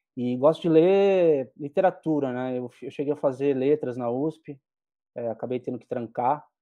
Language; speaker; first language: Portuguese; native; Portuguese